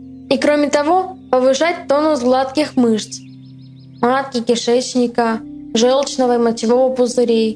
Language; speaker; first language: Russian; native; Russian